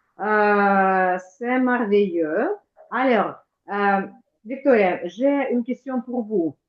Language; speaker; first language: French; non-native, fluent; Ukrainian